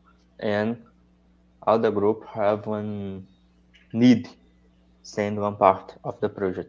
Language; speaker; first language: English; non-native, learner; Portuguese